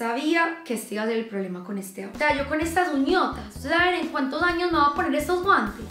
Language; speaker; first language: Spanish; native; Spanish